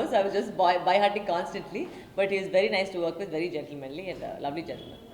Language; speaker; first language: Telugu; non-native, local second language; Tamil